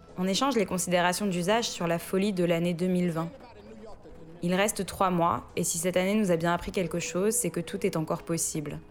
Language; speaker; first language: French; native; French